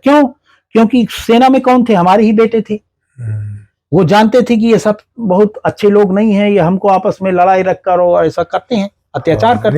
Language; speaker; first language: Hindi; native; Hindi